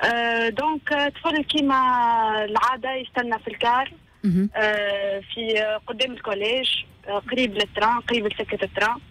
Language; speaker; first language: Arabic; native; Arabic